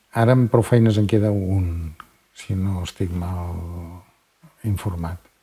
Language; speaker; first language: Catalan; native; Catalan